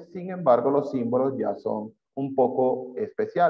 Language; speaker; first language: Spanish; native; Spanish